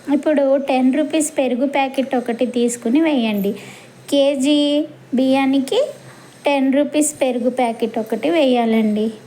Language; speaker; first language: Telugu; non-native, local second language; Urdu